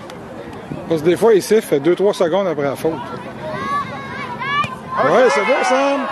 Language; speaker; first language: French; native; French